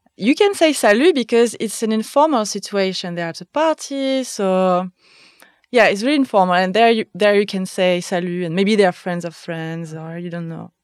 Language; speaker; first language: English; non-native, fluent; French